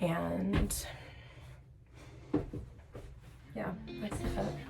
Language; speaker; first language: English; native; English